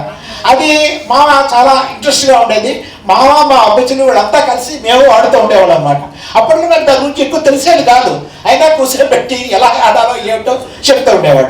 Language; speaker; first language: Telugu; native; Telugu